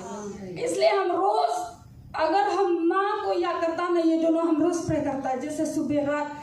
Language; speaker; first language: Hindi; non-native, local second language; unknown